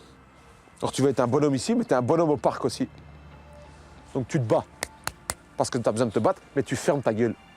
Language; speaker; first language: French; non-native, local second language; English